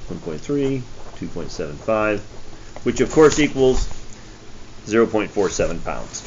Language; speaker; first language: English; native; English